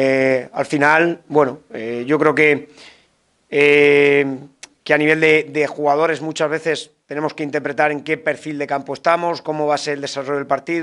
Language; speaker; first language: Spanish; native; Spanish